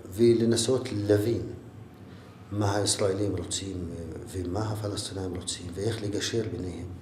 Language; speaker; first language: Hebrew; non-native, local second language; Arabic